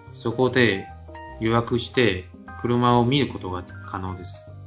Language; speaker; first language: Japanese; non-native, fluent; Chinese